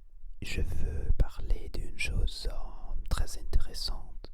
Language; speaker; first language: French; non-native, learner; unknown